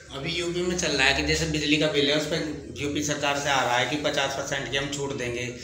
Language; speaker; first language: Hindi; native; Hindi